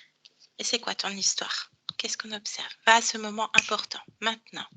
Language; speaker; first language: French; native; French